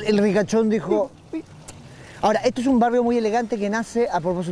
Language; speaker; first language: Spanish; native; Spanish